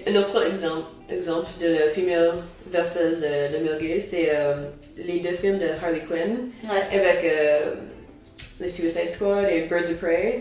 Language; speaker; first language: French; non-native, fluent; English